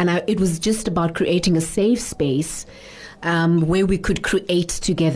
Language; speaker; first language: English; non-native, local second language; Xhosa